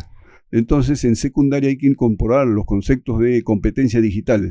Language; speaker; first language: Spanish; native; Spanish